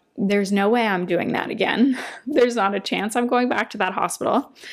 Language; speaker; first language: English; native; English